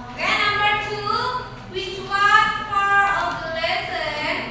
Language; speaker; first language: English; non-native, learner; Indonesian